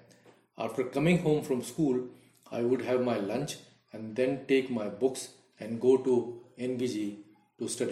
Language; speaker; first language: English; non-native, local second language; Hindi